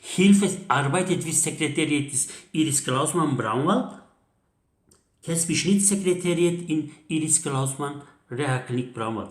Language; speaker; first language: German; non-native, learner; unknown